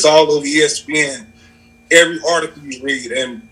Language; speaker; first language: English; native; English